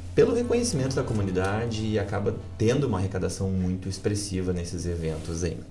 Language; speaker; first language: Portuguese; native; Portuguese